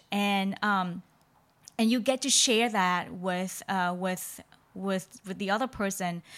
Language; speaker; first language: English; non-native, fluent; Vietnamese